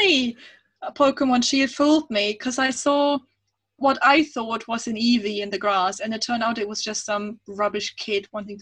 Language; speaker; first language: English; non-native, fluent; German